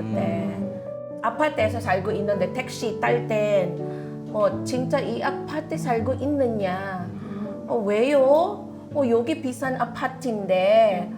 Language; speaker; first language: Korean; non-native, fluent; Filipino